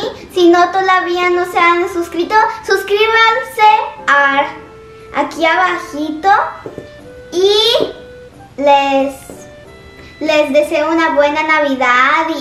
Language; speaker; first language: Spanish; early bilingual, other home language; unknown